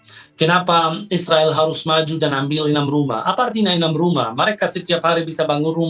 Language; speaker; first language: Indonesian; non-native, fluent; Arabic